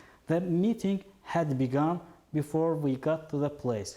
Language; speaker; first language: English; non-native, fluent; Azerbaijani